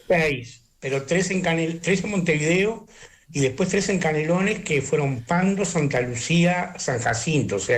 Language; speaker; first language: Spanish; native; Spanish